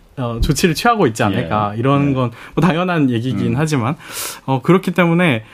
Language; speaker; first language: Korean; early bilingual, heritage; Korean